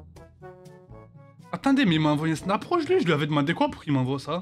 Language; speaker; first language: French; native; French